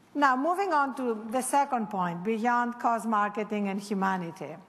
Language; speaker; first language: English; non-native, fluent; Greek